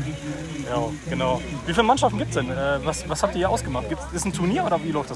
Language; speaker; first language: German; native; German